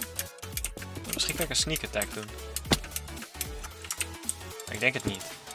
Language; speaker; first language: Dutch; native; Dutch